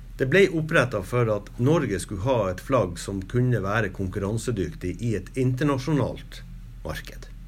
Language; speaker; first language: Norwegian; native; Norwegian